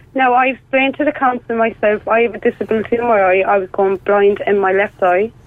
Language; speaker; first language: English; native; English